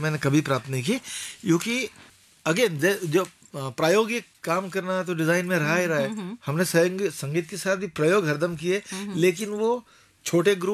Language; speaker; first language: Hindi; non-native, local second language; Marathi